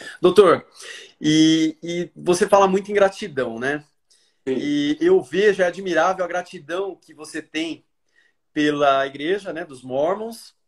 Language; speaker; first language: Portuguese; native; Portuguese